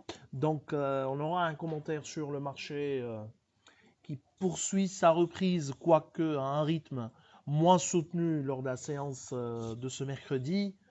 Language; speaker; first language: French; non-native, local second language; Arabic